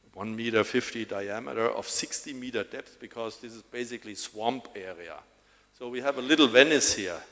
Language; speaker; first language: English; non-native, fluent; German